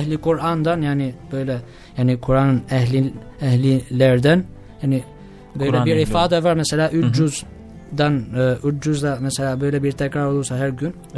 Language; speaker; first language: Turkish; non-native, learner; Albanian